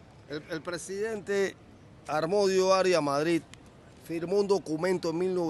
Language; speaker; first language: Spanish; native; Spanish